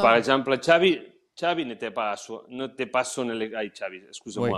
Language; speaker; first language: French; non-native, learner; Spanish